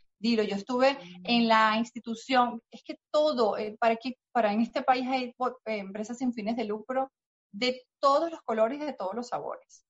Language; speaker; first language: Spanish; native; Spanish